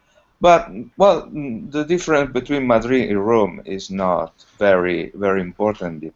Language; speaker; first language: English; non-native, learner; Italian